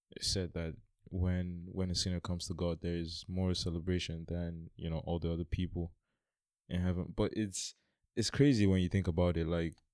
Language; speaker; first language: English; non-native, local second language; Yoruba